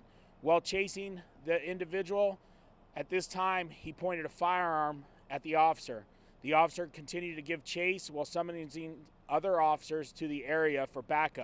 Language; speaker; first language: English; native; English